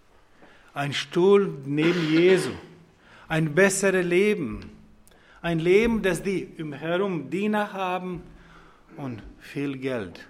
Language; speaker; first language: German; non-native, fluent; Croatian